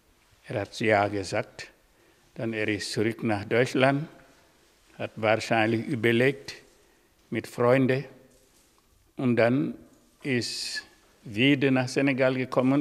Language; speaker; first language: German; non-native, learner; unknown